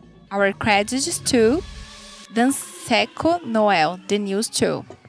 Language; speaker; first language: English; non-native, fluent; Portuguese